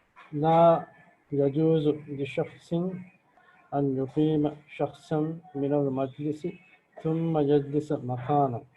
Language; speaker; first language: Arabic; non-native, learner; Divehi